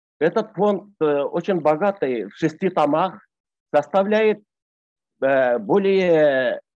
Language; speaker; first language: Russian; non-native, local second language; Bashkir